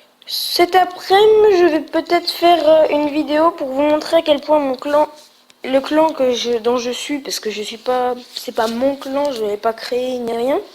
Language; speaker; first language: French; native; French